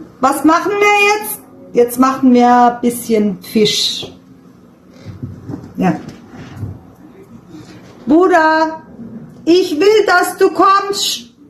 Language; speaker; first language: German; early bilingual, other home language; Turkish